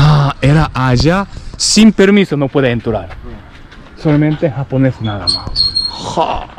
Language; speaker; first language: Spanish; non-native, learner; Japanese